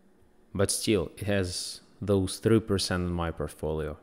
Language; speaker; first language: English; non-native, fluent; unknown